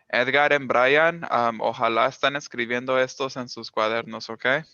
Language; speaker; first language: Spanish; early bilingual, other home language; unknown